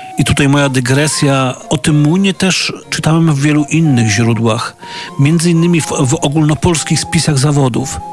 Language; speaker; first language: Polish; native; Polish